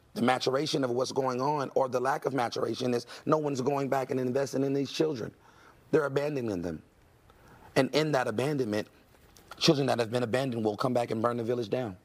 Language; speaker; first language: English; native; English